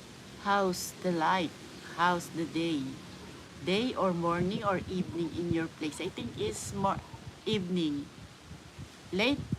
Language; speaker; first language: English; non-native, local second language; Filipino